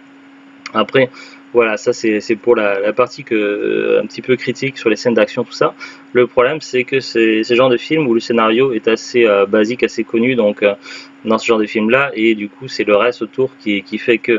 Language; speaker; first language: French; native; French